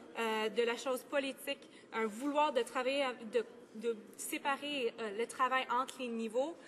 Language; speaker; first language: French; native; French